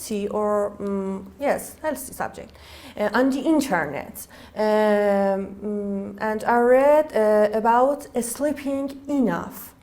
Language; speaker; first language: English; non-native, learner; Persian